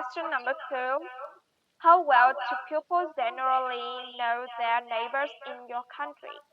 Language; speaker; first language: English; non-native, learner; Vietnamese